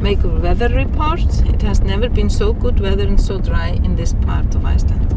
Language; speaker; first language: English; non-native, fluent; Icelandic